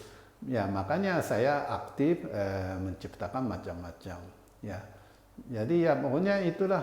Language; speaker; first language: Indonesian; non-native, fluent; Japanese